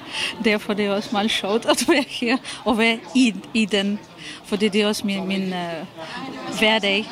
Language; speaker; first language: Danish; non-native, fluent; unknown